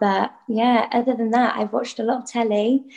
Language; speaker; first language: English; non-native, local second language; Welsh